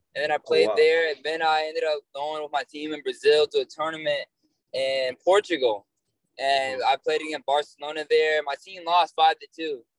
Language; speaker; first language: English; native; English